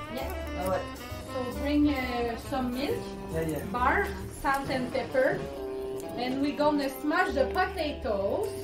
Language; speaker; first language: English; non-native, learner; French